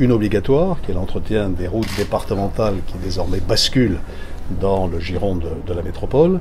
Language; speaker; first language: French; native; French